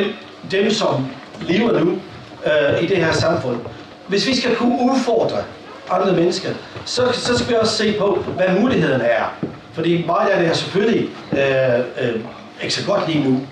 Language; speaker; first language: Danish; non-native, fluent; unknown